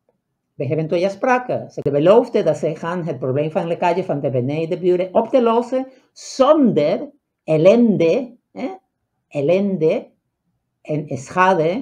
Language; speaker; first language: Dutch; non-native, fluent; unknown